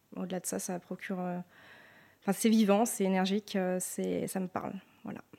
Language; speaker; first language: French; native; French